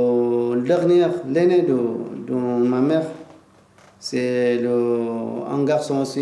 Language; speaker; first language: French; non-native, learner; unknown